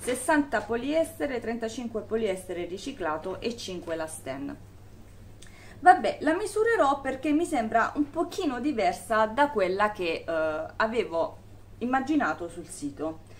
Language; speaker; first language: Italian; native; Italian